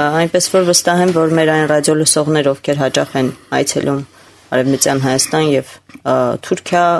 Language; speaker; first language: Armenian; native; Armenian